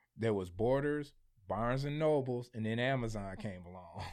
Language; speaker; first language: English; native; English